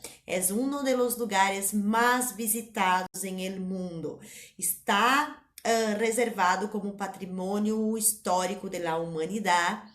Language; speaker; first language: Spanish; non-native, fluent; Portuguese